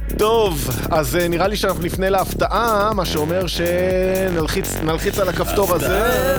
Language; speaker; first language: Hebrew; native; Hebrew